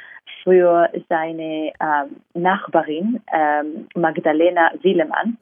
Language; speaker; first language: German; non-native, fluent; Hebrew